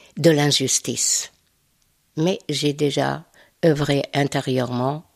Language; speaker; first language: French; non-native, fluent; Hungarian